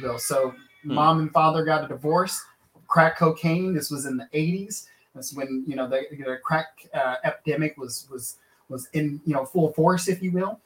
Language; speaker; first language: English; native; English